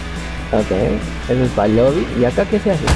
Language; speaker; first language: Spanish; native; Spanish